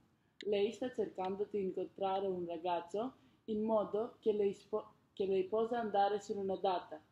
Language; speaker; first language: Italian; non-native, learner; English